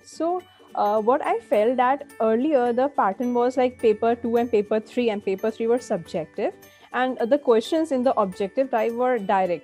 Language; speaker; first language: English; non-native, local second language; Hindi